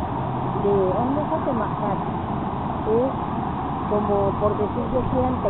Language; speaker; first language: Spanish; native; Spanish